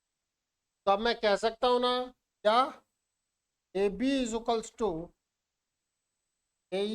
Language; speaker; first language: Hindi; native; Hindi